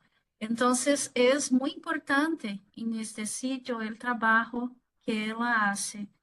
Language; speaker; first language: Spanish; non-native, fluent; Portuguese